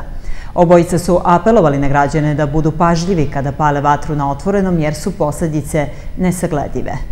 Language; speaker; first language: Serbian; native; Serbian